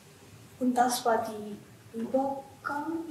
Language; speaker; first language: German; non-native, learner; Japanese